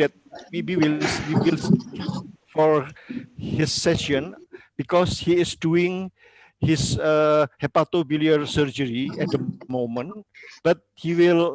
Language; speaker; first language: English; non-native, learner; Indonesian